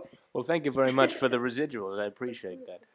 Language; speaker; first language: English; native; English